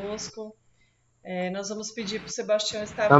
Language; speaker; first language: Portuguese; native; Portuguese